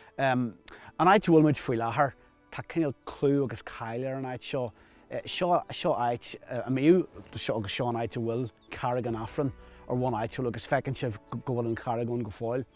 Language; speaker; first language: Irish; non-native, local second language; English